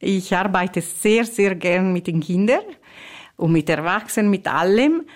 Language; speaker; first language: German; non-native, fluent; Italian